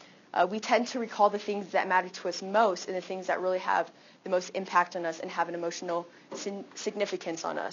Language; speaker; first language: English; native; English